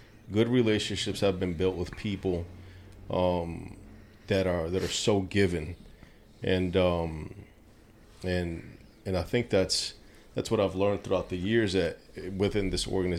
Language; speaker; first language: English; native; English